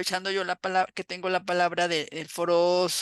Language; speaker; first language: Spanish; native; Spanish